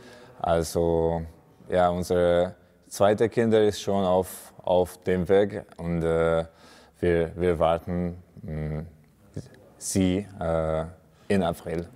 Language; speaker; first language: German; non-native, fluent; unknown